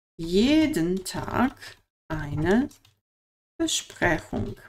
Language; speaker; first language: German; non-native, fluent; Bosnian